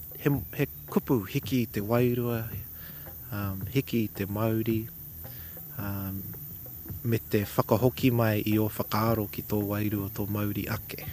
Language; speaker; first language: Māori; non-native, local second language; English